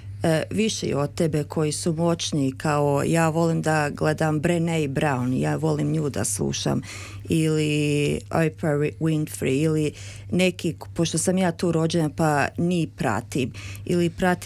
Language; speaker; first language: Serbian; early bilingual, heritage; Serbian